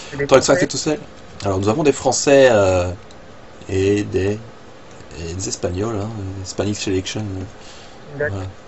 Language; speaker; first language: French; native; French